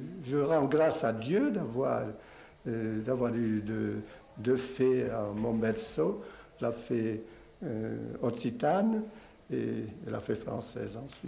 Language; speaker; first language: French; non-native, local second language; Occitan